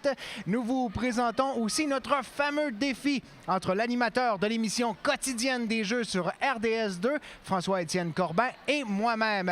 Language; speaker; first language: French; native; French